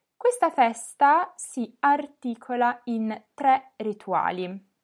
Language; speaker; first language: Italian; native; Italian